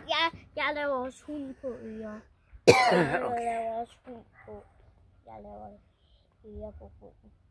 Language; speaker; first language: Danish; early bilingual, other home language; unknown